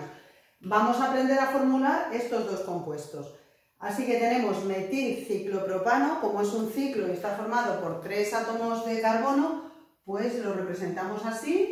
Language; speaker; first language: Spanish; native; Spanish